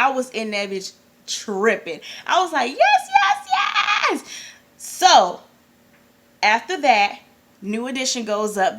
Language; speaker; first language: English; native; English